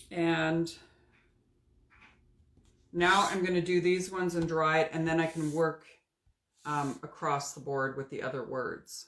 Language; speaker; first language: English; native; English